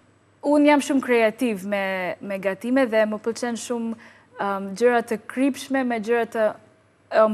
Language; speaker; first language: Albanian; non-native, learner; English